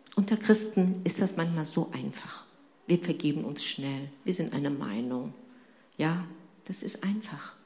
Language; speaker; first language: German; non-native, fluent; Turkish